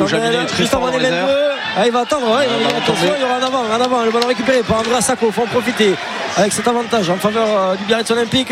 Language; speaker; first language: French; native; French